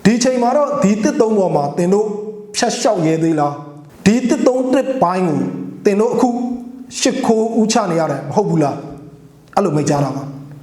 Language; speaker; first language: Burmese; non-native, local second language; Mon